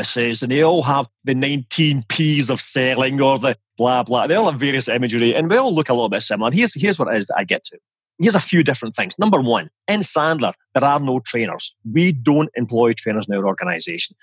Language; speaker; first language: English; native; English